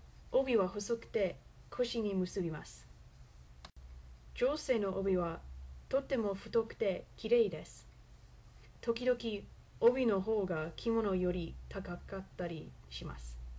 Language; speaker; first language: Japanese; non-native, learner; English